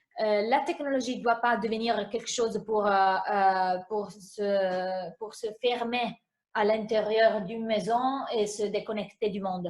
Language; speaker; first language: French; non-native, fluent; Italian